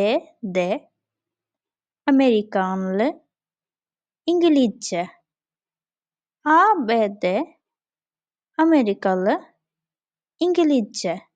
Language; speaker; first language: Turkish; non-native, fluent; Bangla